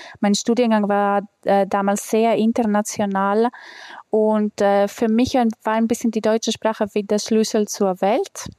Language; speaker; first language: German; non-native, fluent; Greek